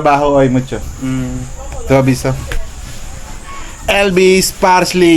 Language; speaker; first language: Spanish; non-native, learner; Filipino